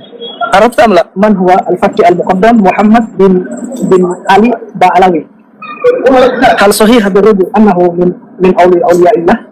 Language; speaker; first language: Arabic; non-native, learner; Indonesian